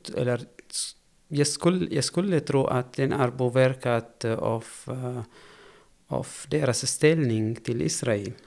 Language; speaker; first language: Swedish; non-native, fluent; Arabic